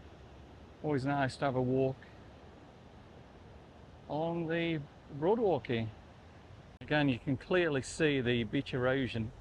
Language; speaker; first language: English; native; English